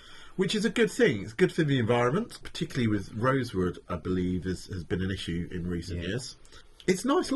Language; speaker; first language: English; native; English